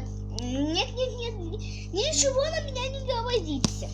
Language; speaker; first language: Russian; non-native, learner; Lithuanian